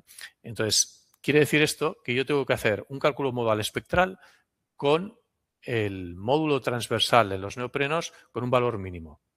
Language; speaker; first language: Spanish; non-native, local second language; Catalan